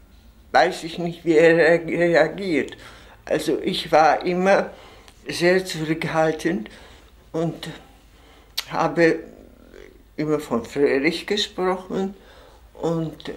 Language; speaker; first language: German; non-native, fluent; Czech